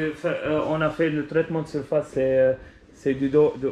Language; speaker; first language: French; non-native, local second language; Arabic